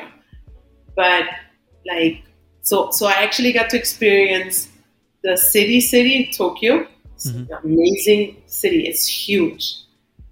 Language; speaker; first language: English; non-native, fluent; German